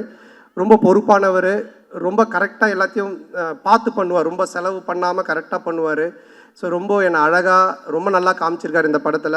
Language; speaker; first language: Tamil; native; Tamil